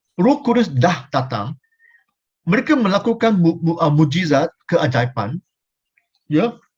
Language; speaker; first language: Malay; non-native, local second language; Chinese